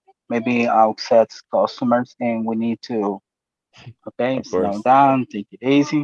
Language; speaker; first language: English; non-native, learner; Spanish